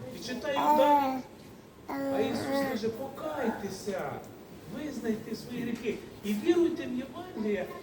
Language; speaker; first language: Ukrainian; native; Ukrainian